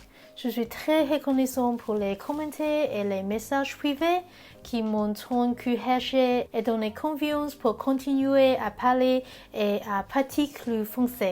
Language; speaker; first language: French; non-native, learner; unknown